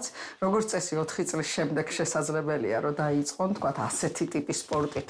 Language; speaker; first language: Georgian; native; Georgian